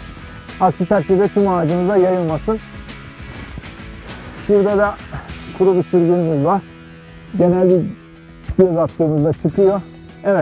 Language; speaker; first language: Turkish; native; Turkish